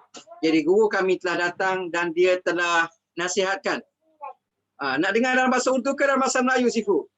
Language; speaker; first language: Malay; native; Malay